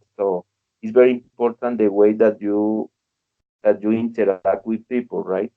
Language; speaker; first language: English; non-native, learner; Spanish